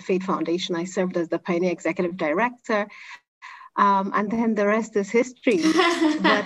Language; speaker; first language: English; non-native, local second language; Igbo